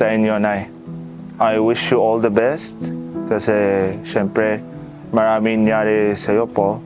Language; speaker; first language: Filipino; non-native, learner; Arabic